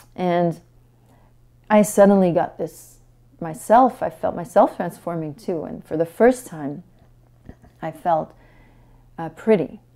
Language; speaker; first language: English; non-native, fluent; French